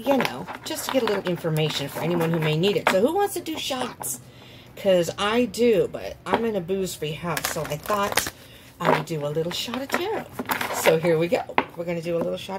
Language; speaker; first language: English; native; English